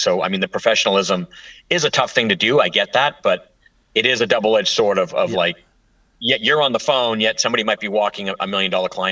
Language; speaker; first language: English; native; English